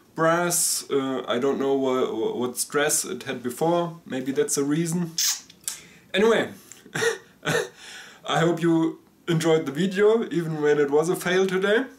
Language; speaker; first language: English; non-native, fluent; German